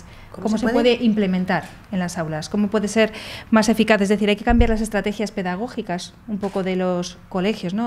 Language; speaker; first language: Spanish; native; Spanish